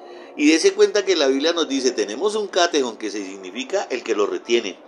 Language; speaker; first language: Spanish; native; Spanish